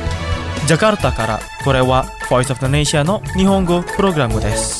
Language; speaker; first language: Japanese; non-native, fluent; Indonesian